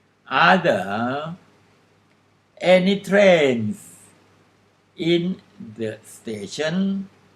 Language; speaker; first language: English; non-native, fluent; Thai